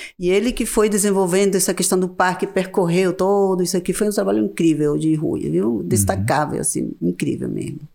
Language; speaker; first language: Portuguese; non-native, fluent; Spanish